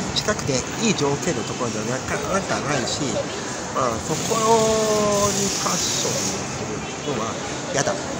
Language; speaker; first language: Japanese; native; Japanese